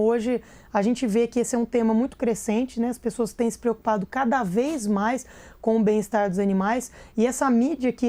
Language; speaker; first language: Portuguese; native; Portuguese